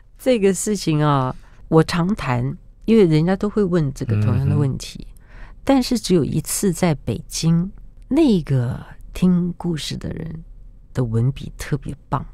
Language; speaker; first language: Chinese; native; Chinese